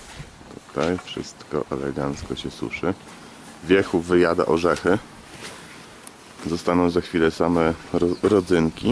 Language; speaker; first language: Polish; native; Polish